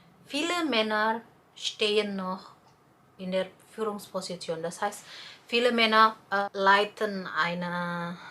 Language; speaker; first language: German; non-native, fluent; Indonesian